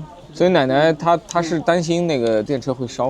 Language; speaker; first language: Chinese; native; Chinese